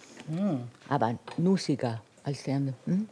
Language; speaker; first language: German; non-native, fluent; Italian